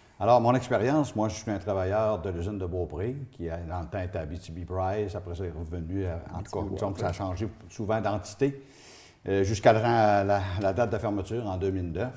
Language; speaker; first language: French; native; French